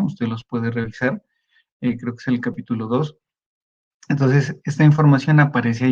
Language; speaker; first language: Spanish; native; Spanish